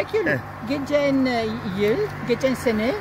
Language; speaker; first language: Turkish; non-native, learner; Italian